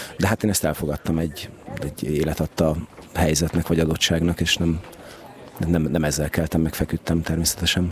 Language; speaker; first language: Hungarian; native; Hungarian